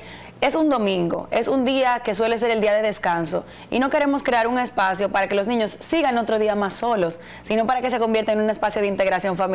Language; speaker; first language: Spanish; native; Spanish